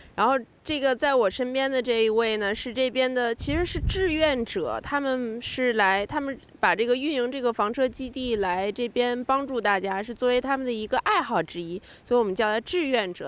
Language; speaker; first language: Chinese; native; Chinese